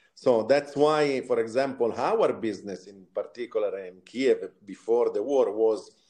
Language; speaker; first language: English; non-native, fluent; Italian